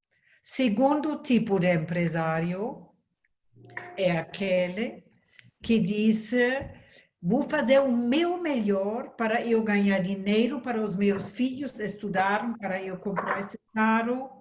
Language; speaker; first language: Portuguese; non-native, fluent; German